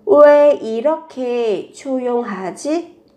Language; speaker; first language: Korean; non-native, fluent; Vietnamese